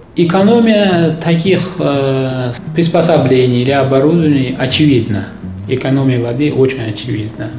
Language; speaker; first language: Russian; non-native, local second language; Uzbek